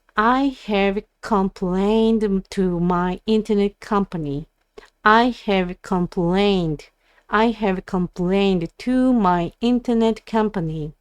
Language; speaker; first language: English; non-native, learner; Japanese